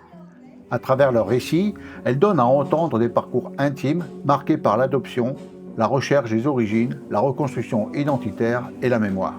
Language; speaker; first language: French; native; French